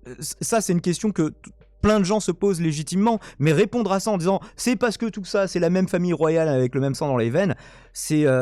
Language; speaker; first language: French; native; French